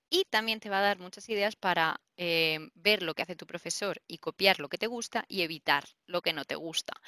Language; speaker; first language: Spanish; native; Spanish